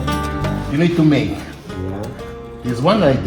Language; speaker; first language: English; non-native, learner; Italian